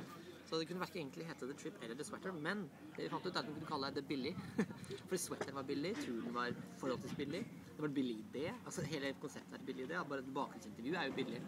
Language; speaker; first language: Norwegian; native; Norwegian